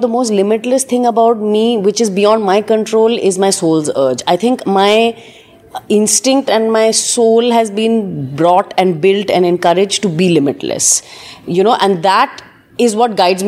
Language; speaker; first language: English; non-native, local second language; Hindi